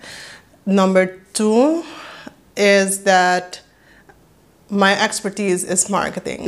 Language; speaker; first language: English; non-native, fluent; Papiamento